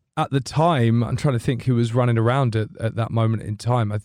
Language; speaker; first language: English; native; English